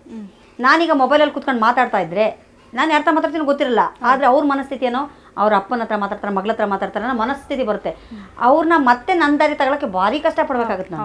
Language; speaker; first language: Kannada; native; Kannada